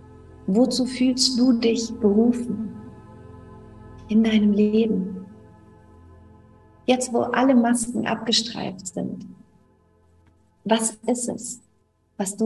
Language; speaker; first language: German; native; German